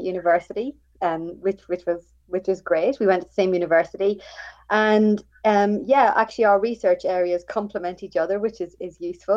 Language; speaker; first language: English; native; English